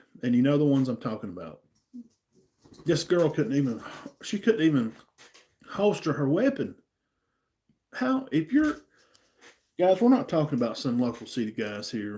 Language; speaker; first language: English; native; English